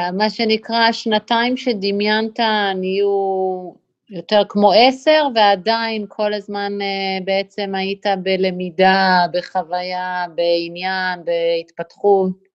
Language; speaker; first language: Hebrew; native; Hebrew